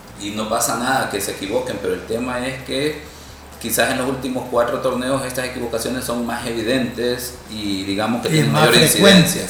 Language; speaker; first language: Spanish; native; Spanish